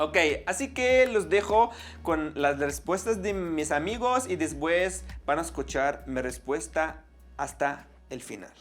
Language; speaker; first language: Spanish; non-native, fluent; Arabic